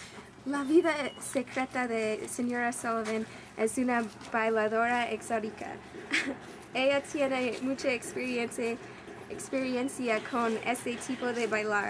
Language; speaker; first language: Spanish; non-native, learner; English